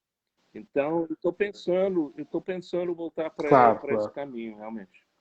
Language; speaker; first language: Portuguese; non-native, fluent; English